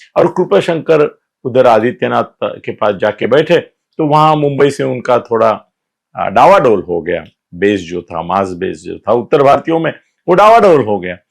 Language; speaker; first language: Hindi; native; Hindi